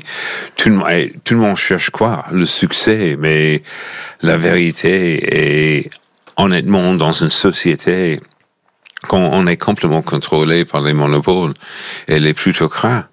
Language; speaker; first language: French; non-native, fluent; English